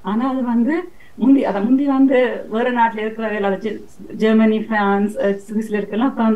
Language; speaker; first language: Tamil; early bilingual, heritage; Tamil